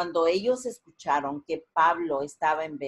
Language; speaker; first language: Spanish; native; Spanish